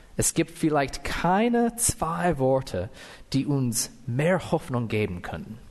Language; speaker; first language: German; non-native, fluent; English